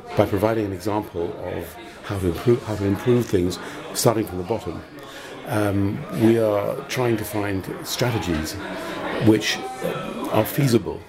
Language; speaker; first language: English; native; English